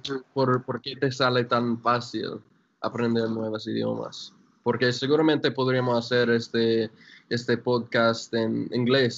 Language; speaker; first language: Spanish; non-native, fluent; English